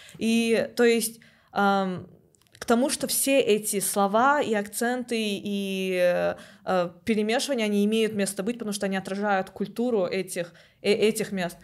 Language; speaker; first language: Russian; native; Russian